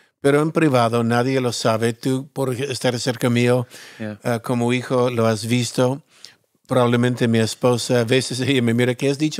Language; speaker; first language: Spanish; non-native, fluent; English